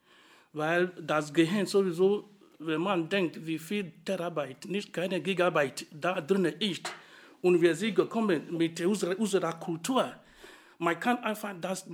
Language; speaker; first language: German; non-native, fluent; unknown